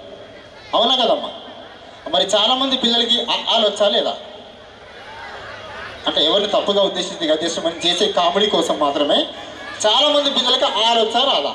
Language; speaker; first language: Telugu; native; Telugu